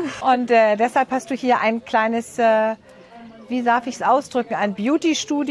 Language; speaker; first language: German; native; German